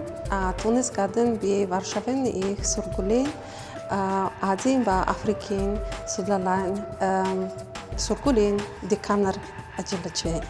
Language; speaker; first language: Mongolian; non-native, fluent; Polish